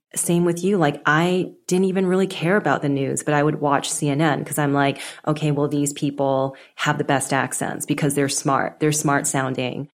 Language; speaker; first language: English; native; English